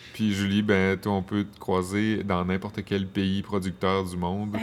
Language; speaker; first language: French; native; French